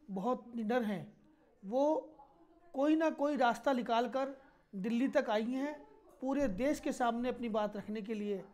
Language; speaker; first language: Hindi; native; Hindi